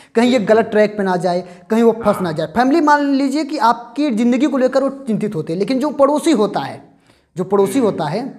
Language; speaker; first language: Hindi; native; Hindi